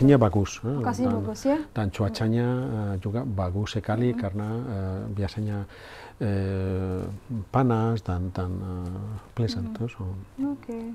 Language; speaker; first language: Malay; non-native, learner; Spanish